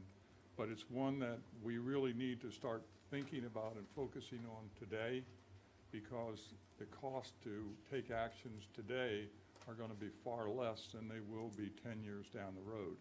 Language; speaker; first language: English; native; English